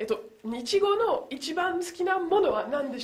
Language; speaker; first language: Japanese; non-native, learner; French